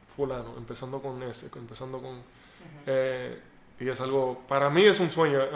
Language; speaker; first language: Spanish; early bilingual, heritage; Spanish